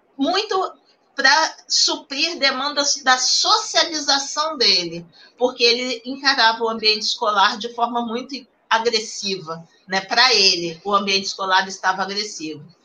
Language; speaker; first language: Portuguese; native; Portuguese